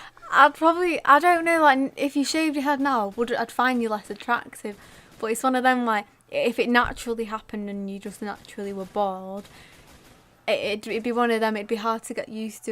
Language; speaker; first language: English; native; English